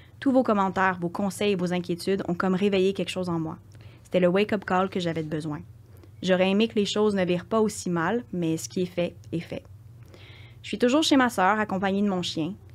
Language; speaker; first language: French; native; French